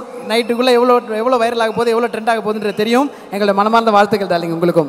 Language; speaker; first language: Tamil; native; Tamil